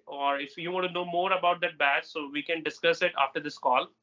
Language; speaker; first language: English; non-native, local second language; Hindi